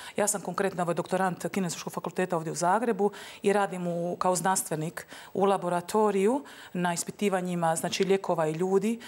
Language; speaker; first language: Croatian; native; Croatian